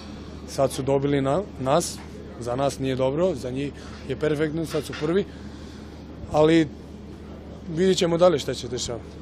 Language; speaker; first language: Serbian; early bilingual, heritage; German